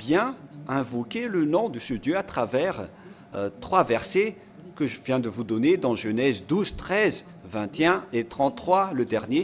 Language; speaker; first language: French; non-native, local second language; Malagasy